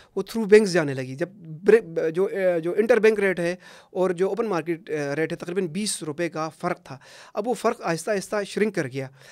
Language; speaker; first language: Urdu; non-native, local second language; Punjabi